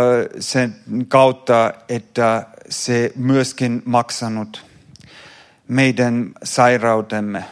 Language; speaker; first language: Finnish; non-native, fluent; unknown